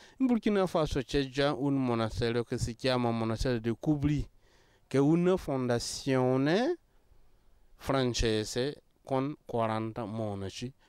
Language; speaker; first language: Italian; non-native, fluent; Mossi